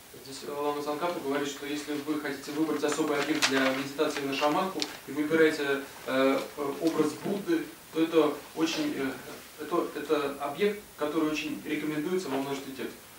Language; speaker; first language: Russian; native; Russian